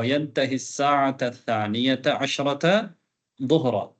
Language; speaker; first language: Arabic; non-native, fluent; Tamil